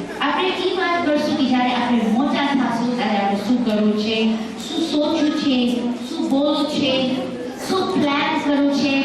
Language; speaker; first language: Gujarati; early bilingual, heritage; Gujarati